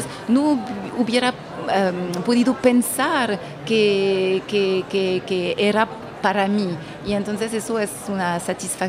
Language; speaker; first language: Spanish; non-native, fluent; French